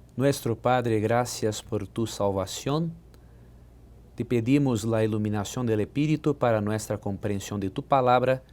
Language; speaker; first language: Spanish; non-native, learner; Portuguese